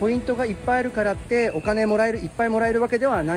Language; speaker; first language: Japanese; native; Japanese